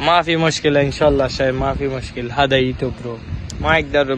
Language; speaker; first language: Arabic; non-native, learner; Bangla